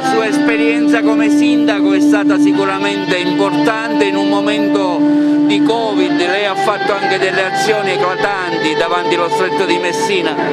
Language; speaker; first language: Italian; native; Italian